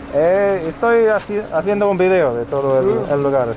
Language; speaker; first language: Spanish; non-native, fluent; English